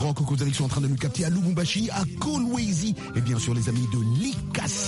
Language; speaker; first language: French; non-native, local second language; Lingala